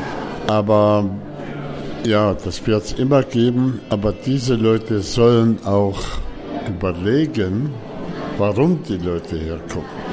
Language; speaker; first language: German; non-native, fluent; Arabic